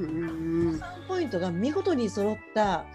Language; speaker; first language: Japanese; native; Japanese